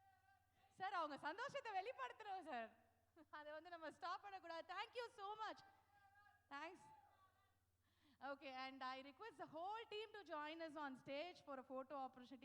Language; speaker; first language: Tamil; native; Tamil